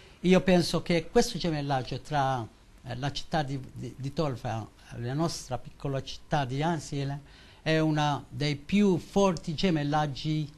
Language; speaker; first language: Italian; non-native, learner; Maltese